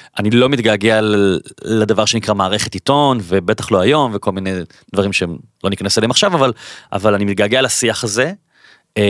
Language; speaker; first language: Hebrew; native; Hebrew